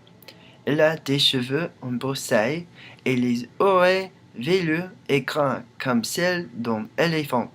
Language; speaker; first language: French; non-native, learner; English